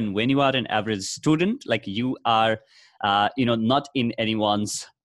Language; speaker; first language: English; non-native, local second language; Nepali